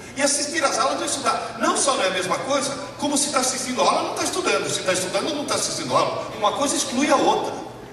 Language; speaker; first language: Portuguese; early bilingual, other home language; Italian